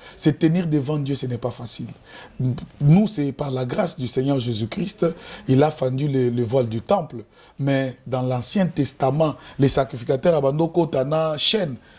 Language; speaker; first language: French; non-native, local second language; Lingala